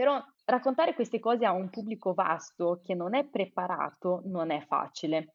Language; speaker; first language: Italian; non-native, fluent; Romanian